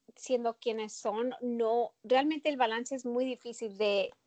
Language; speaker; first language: Spanish; early bilingual, heritage; Spanish